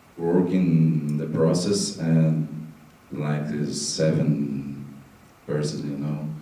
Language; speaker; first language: English; non-native, learner; Portuguese